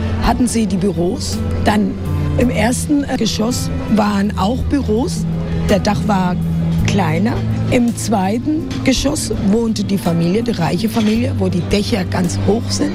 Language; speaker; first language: German; non-native, fluent; Spanish